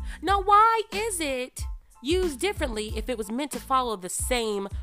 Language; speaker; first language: English; native; English